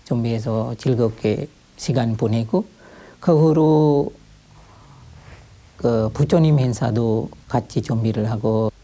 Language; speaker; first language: Korean; non-native, fluent; Sinhala